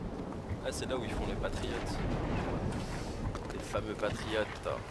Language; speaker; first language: French; native; French